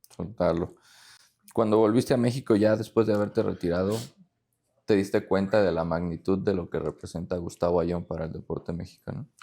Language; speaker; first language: Spanish; native; Spanish